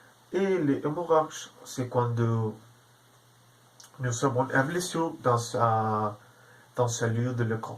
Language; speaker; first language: French; non-native, learner; Spanish